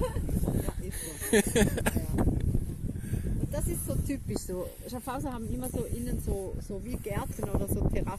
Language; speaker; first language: German; native; German